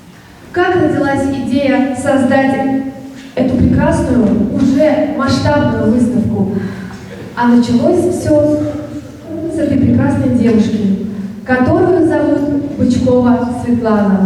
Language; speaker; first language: Russian; native; Russian